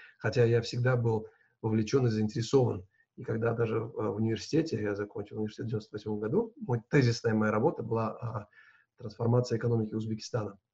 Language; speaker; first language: Russian; non-native, local second language; Uzbek